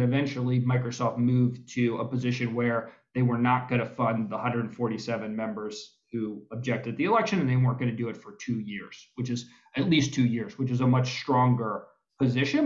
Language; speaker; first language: English; native; English